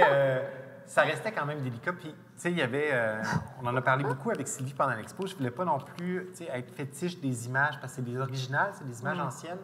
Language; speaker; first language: French; native; French